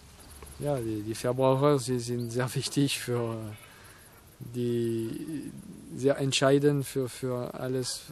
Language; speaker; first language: German; non-native, fluent; French